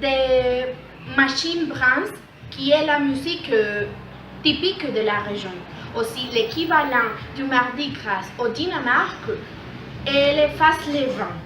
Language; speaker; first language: French; non-native, learner; Spanish